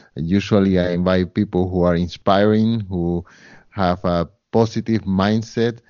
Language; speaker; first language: English; non-native, fluent; Spanish